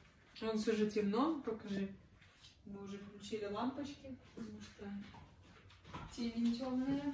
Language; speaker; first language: Russian; native; Russian